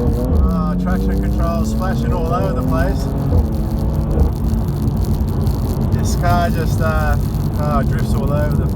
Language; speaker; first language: English; native; English